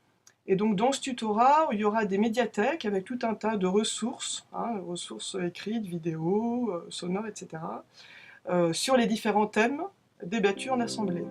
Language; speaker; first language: French; native; French